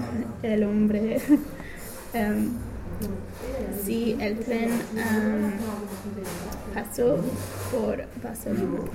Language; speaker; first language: Spanish; non-native, learner; English